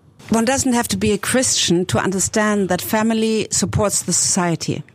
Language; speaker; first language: English; non-native, fluent; German